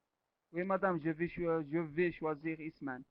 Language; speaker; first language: French; non-native, learner; Arabic